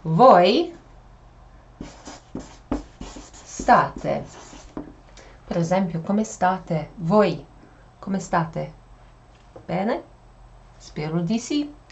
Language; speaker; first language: Italian; non-native, fluent; English